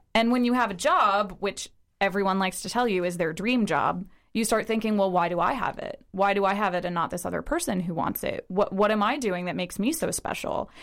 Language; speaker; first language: English; early bilingual, other home language; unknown